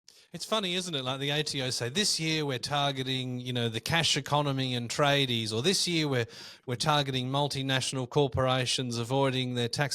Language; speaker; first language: English; native; English